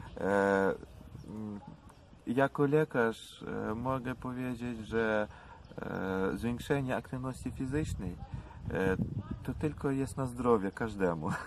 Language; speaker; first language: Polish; non-native, learner; Ukrainian